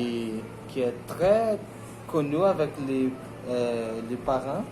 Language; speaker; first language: French; non-native, learner; Portuguese